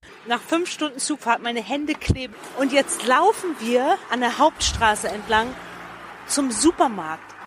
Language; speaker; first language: German; native; German